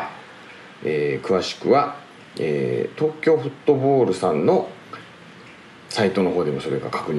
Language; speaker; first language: Japanese; native; Japanese